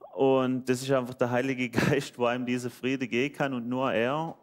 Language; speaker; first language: German; native; German